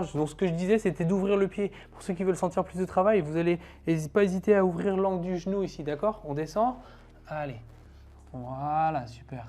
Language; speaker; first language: French; native; French